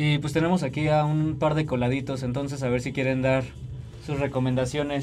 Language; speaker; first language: Spanish; native; Spanish